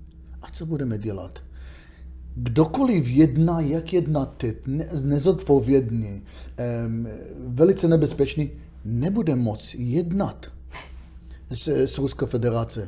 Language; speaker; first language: Czech; non-native, learner; Hebrew